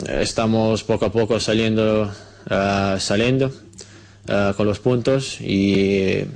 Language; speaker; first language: Spanish; non-native, fluent; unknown